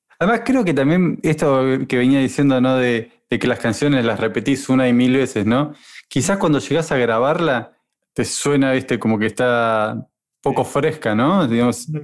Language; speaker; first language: Spanish; native; Spanish